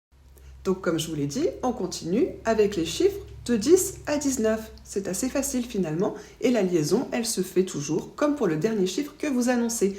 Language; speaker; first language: French; native; French